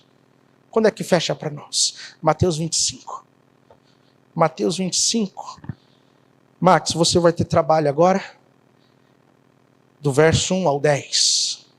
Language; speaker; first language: Portuguese; native; Portuguese